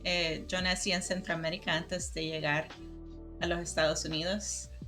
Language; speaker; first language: Spanish; early bilingual, other home language; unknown